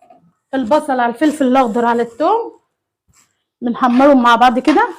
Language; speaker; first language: Arabic; native; Arabic